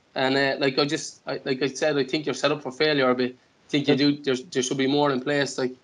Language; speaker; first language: English; native; English